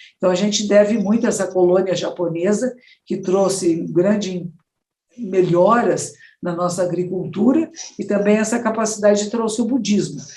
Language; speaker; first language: Portuguese; native; Portuguese